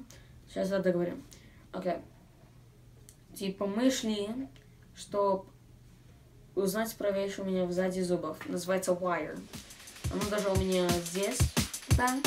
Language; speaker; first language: Russian; early bilingual, other home language; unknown